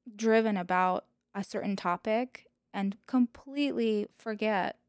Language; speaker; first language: English; non-native, fluent; Russian